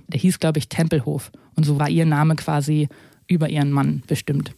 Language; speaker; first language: German; native; German